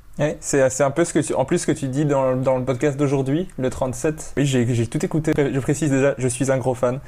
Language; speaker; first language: French; native; French